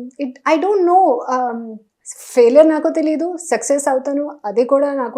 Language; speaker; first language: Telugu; non-native, local second language; Hindi